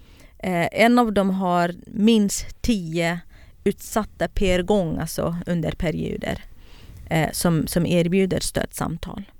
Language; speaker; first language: Swedish; non-native, fluent; Kurdish